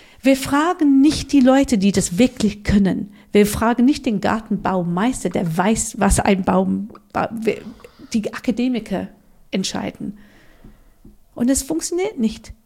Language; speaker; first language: German; non-native, fluent; English